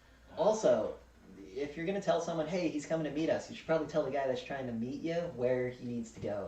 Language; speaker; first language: English; native; English